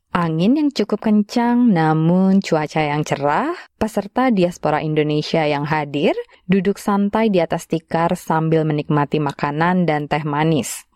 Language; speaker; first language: Indonesian; native; Indonesian